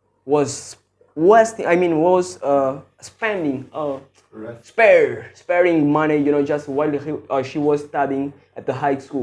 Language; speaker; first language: English; non-native, fluent; Portuguese